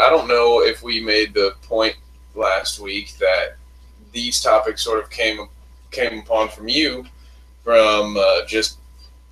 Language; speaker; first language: English; native; English